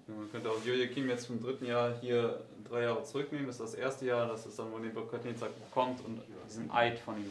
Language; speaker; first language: German; native; German